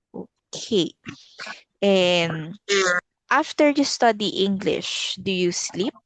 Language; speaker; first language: English; non-native, local second language; Filipino